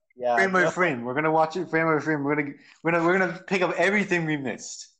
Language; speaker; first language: English; native; English